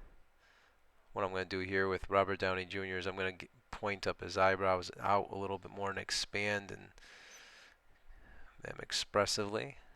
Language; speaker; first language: English; native; English